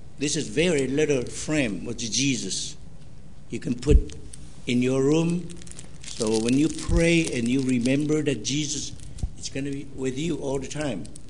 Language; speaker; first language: English; non-native, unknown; Min Nan Chinese